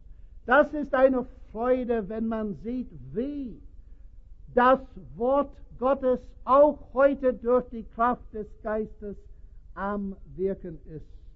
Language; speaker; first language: German; non-native, fluent; English